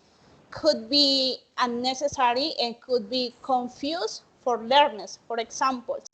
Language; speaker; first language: English; non-native, learner; Spanish